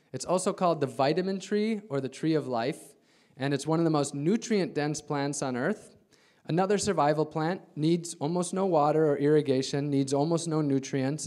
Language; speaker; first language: English; native; English